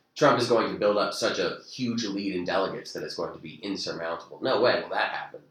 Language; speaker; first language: English; native; English